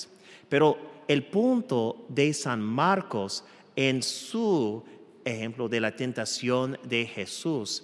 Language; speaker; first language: Spanish; non-native, fluent; English